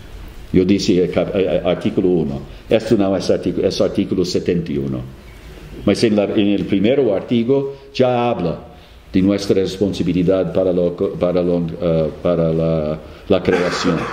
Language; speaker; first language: Spanish; non-native, fluent; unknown